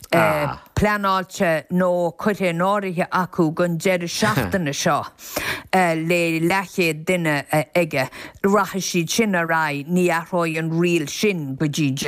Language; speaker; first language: Irish; native; Irish